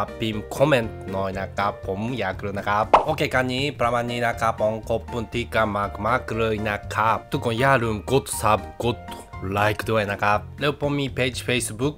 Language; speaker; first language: Thai; non-native, learner; Japanese